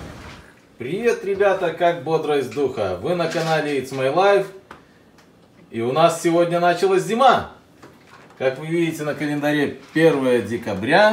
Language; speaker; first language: Russian; native; Russian